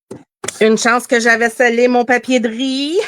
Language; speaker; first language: French; native; French